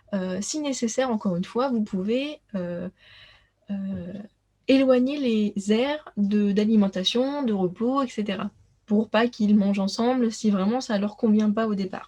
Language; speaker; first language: French; native; French